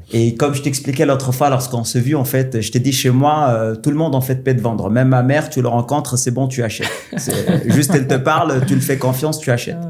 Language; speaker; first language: French; non-native, local second language; Arabic